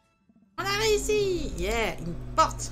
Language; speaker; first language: French; native; French